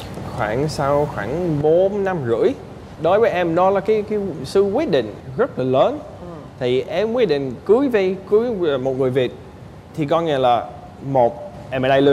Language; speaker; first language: Vietnamese; non-native, fluent; English